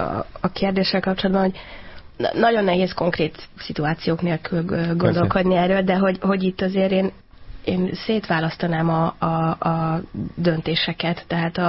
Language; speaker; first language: Hungarian; native; Hungarian